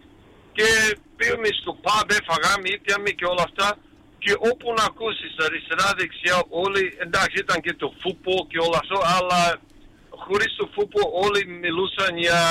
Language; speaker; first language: Greek; early bilingual, heritage; Greek